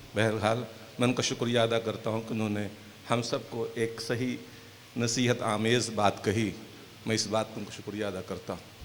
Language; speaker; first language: Urdu; native; Urdu